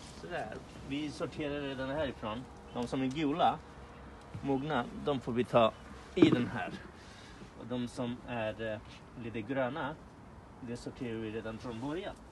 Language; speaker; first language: Swedish; non-native, fluent; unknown